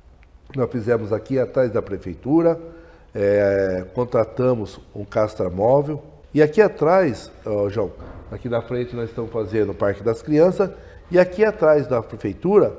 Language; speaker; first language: Portuguese; native; Portuguese